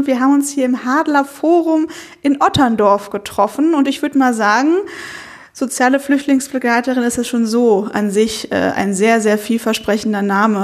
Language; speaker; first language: German; native; German